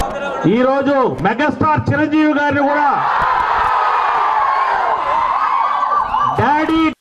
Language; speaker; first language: Telugu; native; Telugu